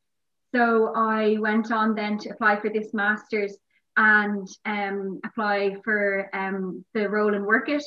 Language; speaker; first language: English; native; English